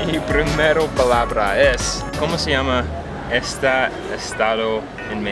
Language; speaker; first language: Spanish; non-native, learner; English